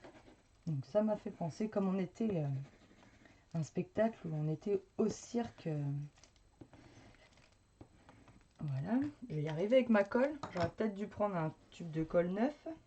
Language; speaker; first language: French; native; French